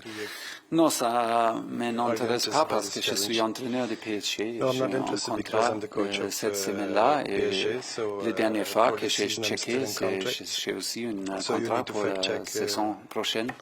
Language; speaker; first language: French; non-native, fluent; German